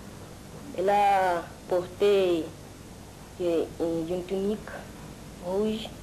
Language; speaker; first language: French; non-native, learner; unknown